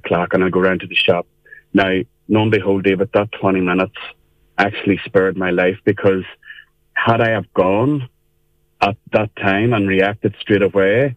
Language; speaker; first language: English; native; English